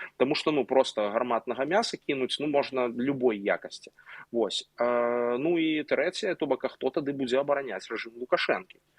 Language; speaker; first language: Belarusian; non-native, local second language; Russian